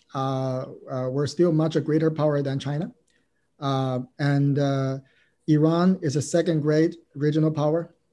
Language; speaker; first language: English; non-native, fluent; Chinese